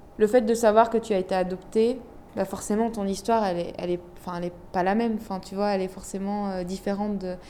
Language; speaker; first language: French; early bilingual, other home language; Arabic